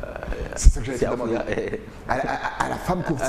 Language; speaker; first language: French; native; French